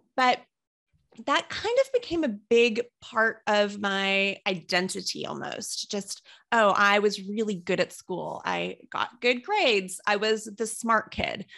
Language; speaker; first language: English; native; English